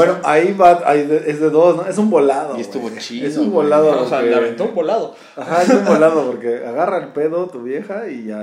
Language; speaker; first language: Spanish; native; Spanish